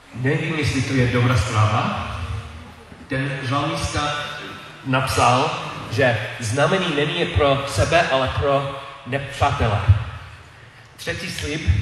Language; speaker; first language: Czech; non-native, learner; English